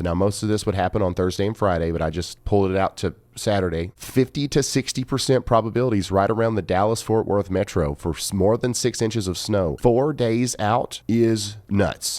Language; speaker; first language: English; native; English